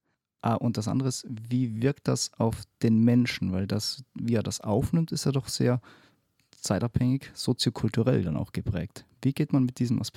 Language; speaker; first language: German; native; German